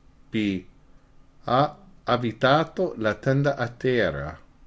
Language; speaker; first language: Italian; non-native, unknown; English